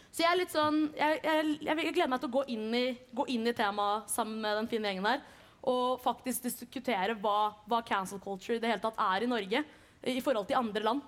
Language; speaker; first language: Norwegian; early bilingual, other home language; Kurdish